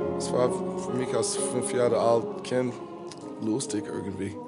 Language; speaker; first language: German; non-native, fluent; English